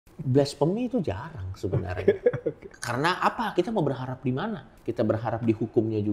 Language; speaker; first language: Indonesian; native; Indonesian